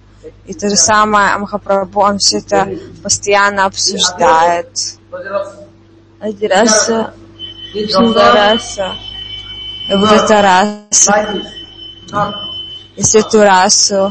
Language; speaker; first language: Russian; non-native, fluent; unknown